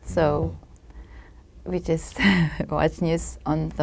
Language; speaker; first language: English; non-native, learner; Korean